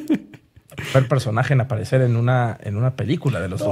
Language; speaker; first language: Spanish; native; Spanish